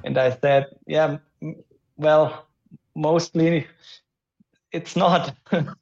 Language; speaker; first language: English; non-native, fluent; German